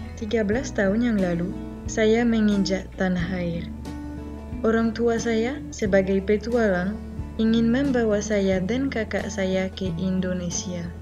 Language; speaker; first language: Indonesian; non-native, fluent; French